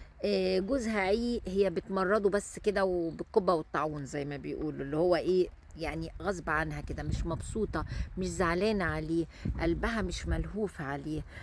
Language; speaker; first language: Arabic; native; Arabic